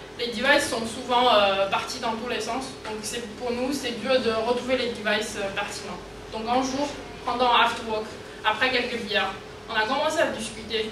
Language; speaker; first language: French; non-native, fluent; Chinese